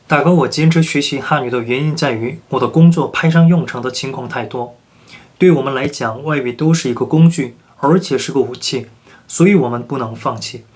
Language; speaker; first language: Chinese; non-native, fluent; Korean